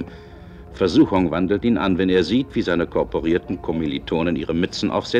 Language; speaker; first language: German; native; German